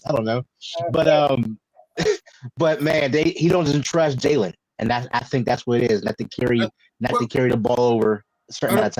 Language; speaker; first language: English; native; English